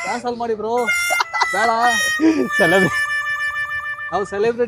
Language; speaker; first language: Kannada; non-native, local second language; Urdu